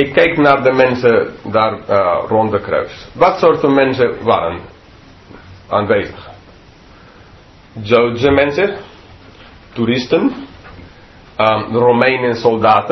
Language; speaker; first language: Dutch; non-native, fluent; English